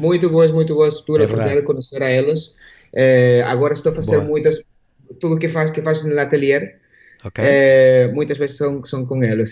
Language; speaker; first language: Portuguese; non-native, learner; Spanish